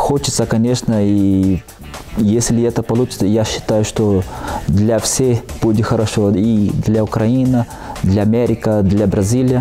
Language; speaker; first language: Russian; non-native, fluent; Portuguese